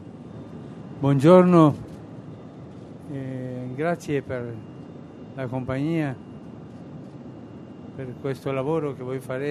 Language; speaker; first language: Italian; non-native, fluent; Spanish